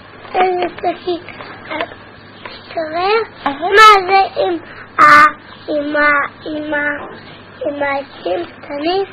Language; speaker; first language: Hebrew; early bilingual, other home language; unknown